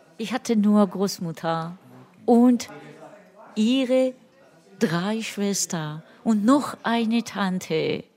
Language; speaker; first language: German; non-native, fluent; Georgian